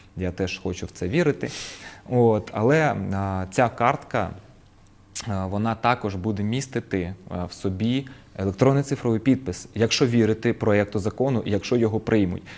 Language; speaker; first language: Ukrainian; non-native, local second language; Russian